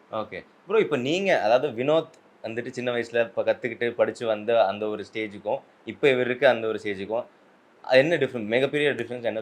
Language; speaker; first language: Tamil; native; Tamil